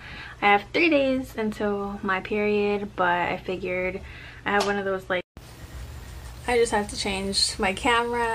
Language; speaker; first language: English; native; English